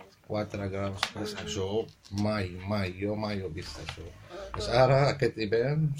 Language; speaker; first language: Catalan; non-native, fluent; Arabic